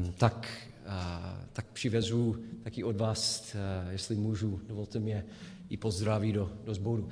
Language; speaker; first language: Czech; non-native, fluent; English